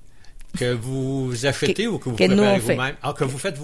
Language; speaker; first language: French; native; French